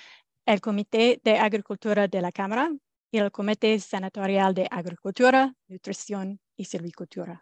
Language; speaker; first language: Spanish; non-native, fluent; English